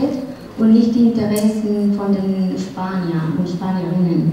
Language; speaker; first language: German; non-native, fluent; Spanish